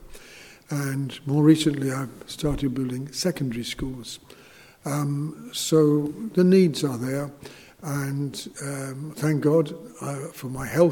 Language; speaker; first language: English; native; English